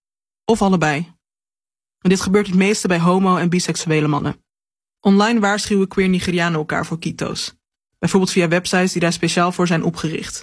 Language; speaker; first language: Dutch; native; Dutch